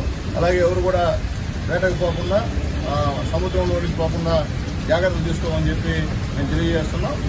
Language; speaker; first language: Telugu; native; Telugu